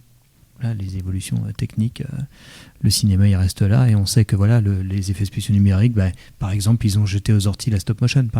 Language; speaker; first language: French; native; French